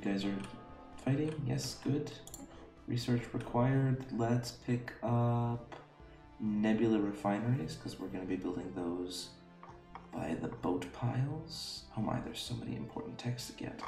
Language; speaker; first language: English; native; English